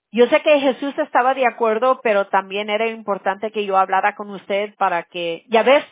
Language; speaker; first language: Spanish; early bilingual, other home language; English